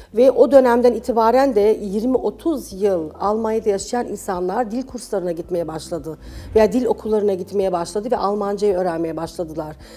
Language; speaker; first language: Turkish; early bilingual, heritage; Turkish